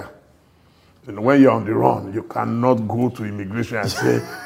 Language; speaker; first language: English; non-native, local second language; Yoruba